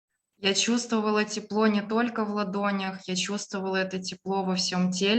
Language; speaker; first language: Russian; native; Russian